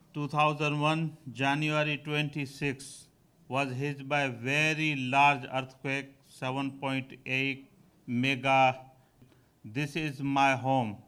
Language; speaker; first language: English; non-native, local second language; Kachhi